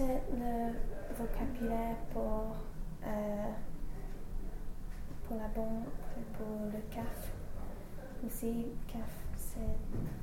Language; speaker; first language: French; non-native, learner; English